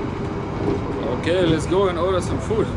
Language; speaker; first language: English; non-native, fluent; German